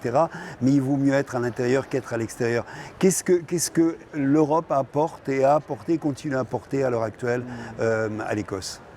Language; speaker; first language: French; native; French